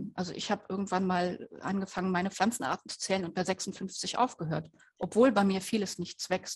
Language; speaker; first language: German; native; German